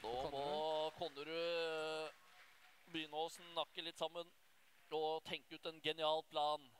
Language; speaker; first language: Norwegian; native; Norwegian